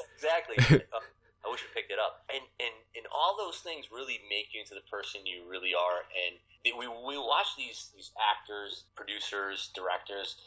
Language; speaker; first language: English; native; English